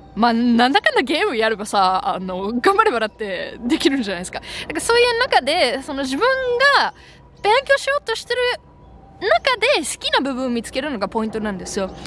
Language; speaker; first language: Japanese; non-native, fluent; German